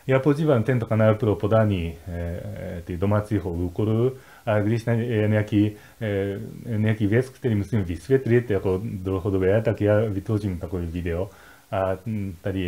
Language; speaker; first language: Czech; non-native, fluent; Japanese